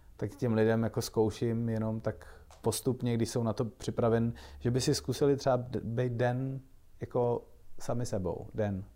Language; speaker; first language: Czech; native; Czech